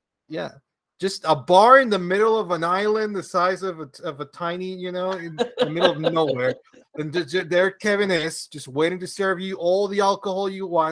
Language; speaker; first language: English; early bilingual, other home language; Spanish